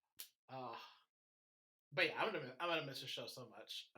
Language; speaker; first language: English; native; English